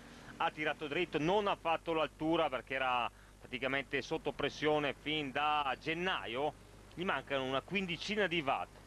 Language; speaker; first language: Italian; native; Italian